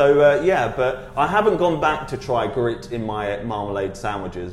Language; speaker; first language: English; native; English